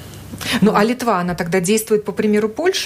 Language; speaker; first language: Russian; native; Russian